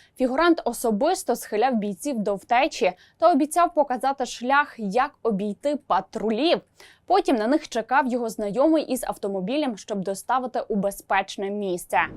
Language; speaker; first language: Ukrainian; native; Ukrainian